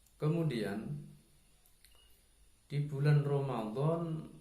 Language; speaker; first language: Indonesian; native; Indonesian